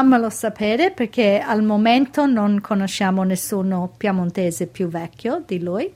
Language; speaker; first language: Italian; early bilingual, heritage; Italian